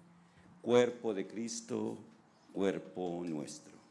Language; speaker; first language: Spanish; native; Spanish